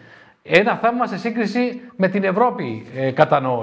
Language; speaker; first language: Greek; native; Greek